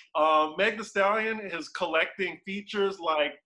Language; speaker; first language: English; native; English